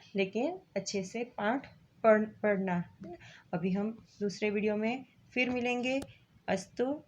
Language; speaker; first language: Hindi; non-native, local second language; Gujarati